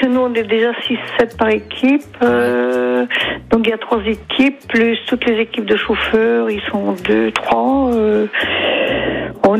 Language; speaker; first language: French; native; French